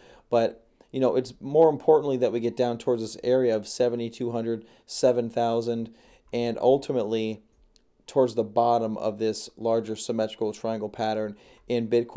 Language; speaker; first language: English; native; English